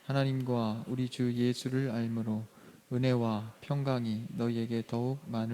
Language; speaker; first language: Korean; native; Korean